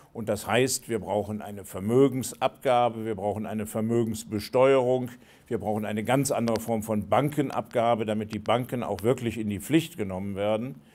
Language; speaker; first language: German; native; German